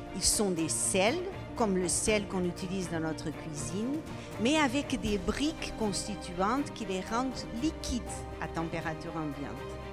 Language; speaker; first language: French; non-native, fluent; Portuguese